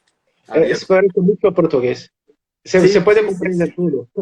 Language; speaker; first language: Spanish; non-native, fluent; Portuguese